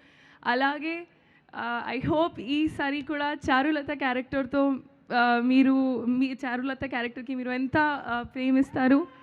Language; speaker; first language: Telugu; non-native, learner; Hindi